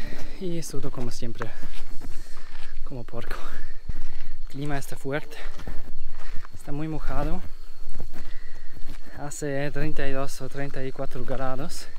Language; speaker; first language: Spanish; non-native, learner; German